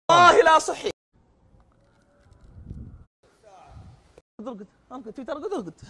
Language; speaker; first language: Arabic; native; Arabic